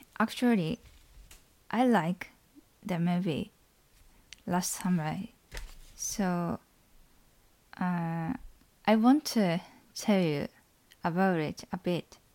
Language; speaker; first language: English; non-native, learner; Japanese